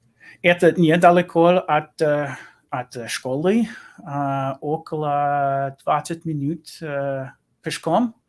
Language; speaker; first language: Russian; non-native, learner; English